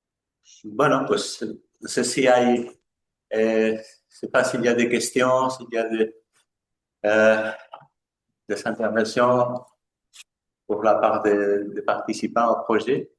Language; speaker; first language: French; non-native, fluent; Spanish